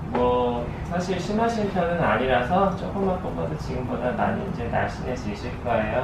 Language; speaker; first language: Korean; native; Korean